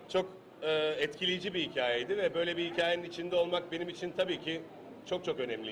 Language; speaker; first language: Turkish; native; Turkish